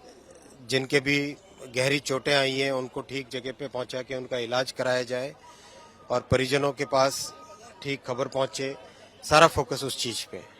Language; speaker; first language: Hindi; native; Hindi